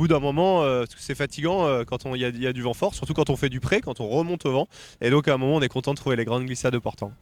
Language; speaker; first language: French; native; French